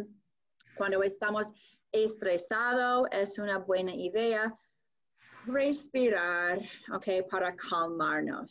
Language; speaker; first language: Spanish; non-native, fluent; English